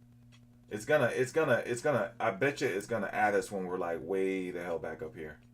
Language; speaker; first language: English; native; English